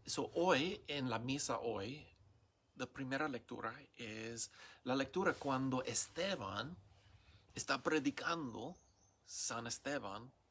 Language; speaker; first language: Spanish; non-native, learner; English